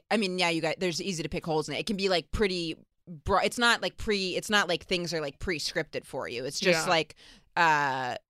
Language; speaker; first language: English; native; English